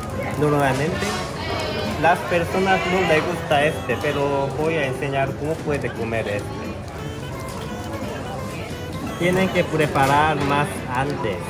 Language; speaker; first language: Spanish; non-native, learner; Korean